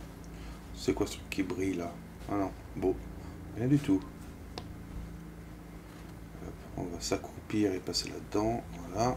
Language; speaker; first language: French; native; French